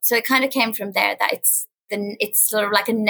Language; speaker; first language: English; non-native, local second language; Urdu